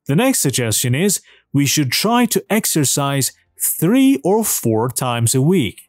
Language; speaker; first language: English; non-native, fluent; Persian